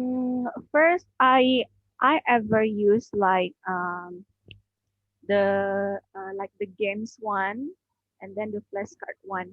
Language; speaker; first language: English; non-native, learner; Indonesian